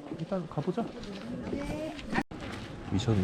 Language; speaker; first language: Korean; native; Korean